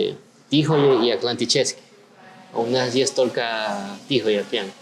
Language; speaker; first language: Russian; non-native, learner; Spanish